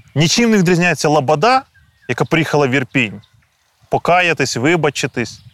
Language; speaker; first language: Ukrainian; native; Ukrainian